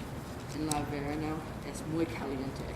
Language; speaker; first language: Spanish; non-native, learner; English